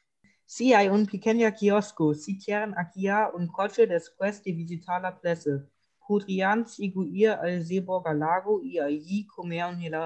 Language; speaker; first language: Spanish; non-native, learner; German